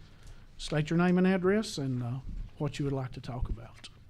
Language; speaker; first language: English; native; English